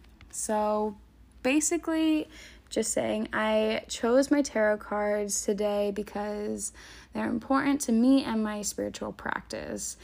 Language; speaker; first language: English; native; English